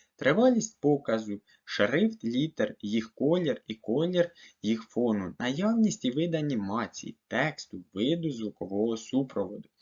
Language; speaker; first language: Ukrainian; native; Ukrainian